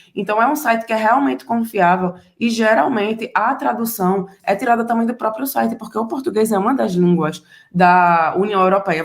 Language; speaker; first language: Portuguese; native; Portuguese